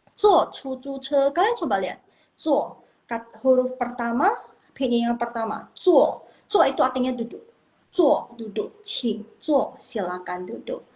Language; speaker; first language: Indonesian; non-native, local second language; Min Nan Chinese